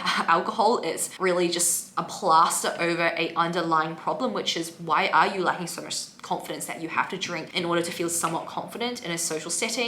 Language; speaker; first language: English; native; English